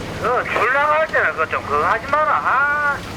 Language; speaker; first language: Korean; native; Korean